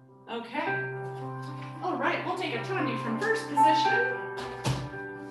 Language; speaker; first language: English; native; English